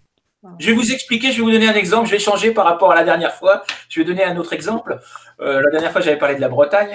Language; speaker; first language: French; native; French